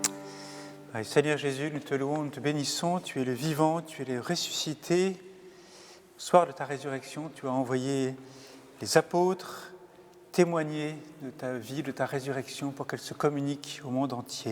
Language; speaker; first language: French; native; French